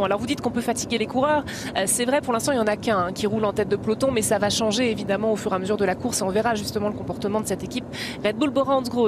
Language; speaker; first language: French; native; French